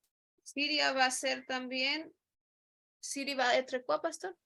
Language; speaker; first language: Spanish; native; Spanish